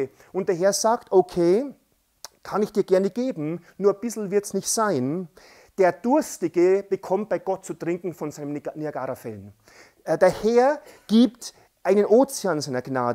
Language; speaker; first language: German; native; German